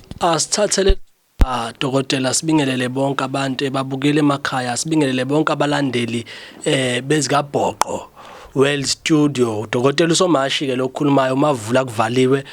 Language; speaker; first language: Zulu; native; Zulu